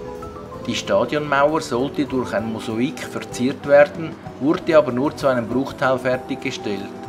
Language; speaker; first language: German; native; German